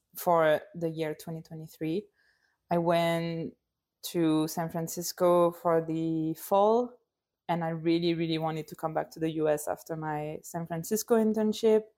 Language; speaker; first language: English; non-native, fluent; French